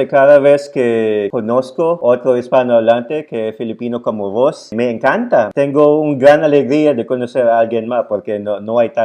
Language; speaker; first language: Spanish; non-native, fluent; Filipino